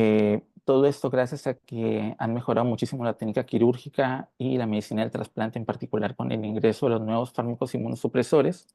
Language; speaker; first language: Spanish; native; Spanish